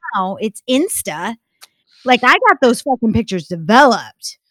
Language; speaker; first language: English; native; English